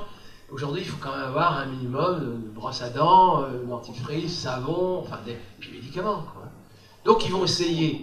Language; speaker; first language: French; native; French